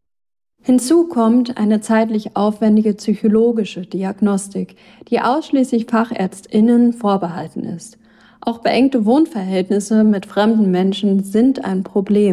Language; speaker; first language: German; native; German